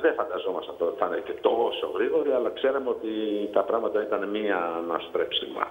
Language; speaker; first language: Greek; native; Greek